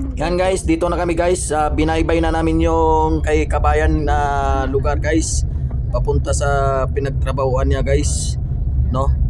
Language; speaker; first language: Filipino; non-native, local second language; Cebuano